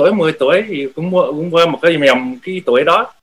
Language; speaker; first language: Vietnamese; early bilingual, heritage; Vietnamese